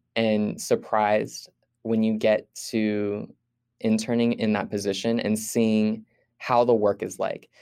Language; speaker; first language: English; native; English